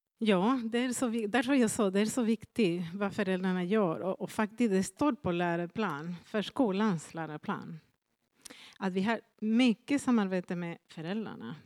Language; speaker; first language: Swedish; non-native, fluent; Spanish